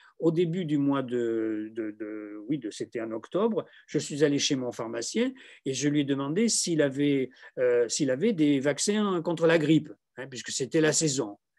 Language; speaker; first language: French; native; French